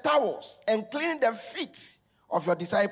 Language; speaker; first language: English; non-native, local second language; Akan